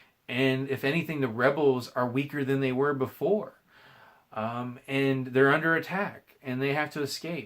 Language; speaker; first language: English; native; English